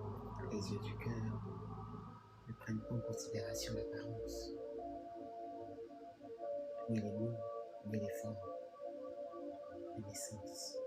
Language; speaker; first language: French; native; French